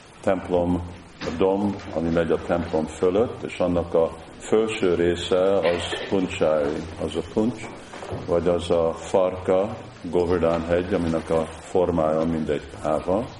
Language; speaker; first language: Hungarian; early bilingual, heritage; Hungarian